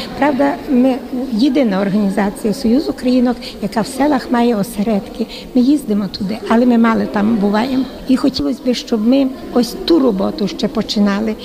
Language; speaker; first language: Ukrainian; native; Ukrainian